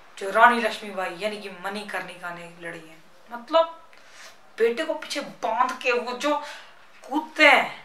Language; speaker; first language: Hindi; non-native, local second language; Punjabi